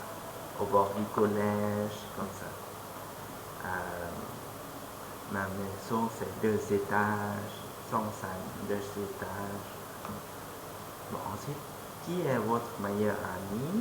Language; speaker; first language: French; non-native, fluent; Lao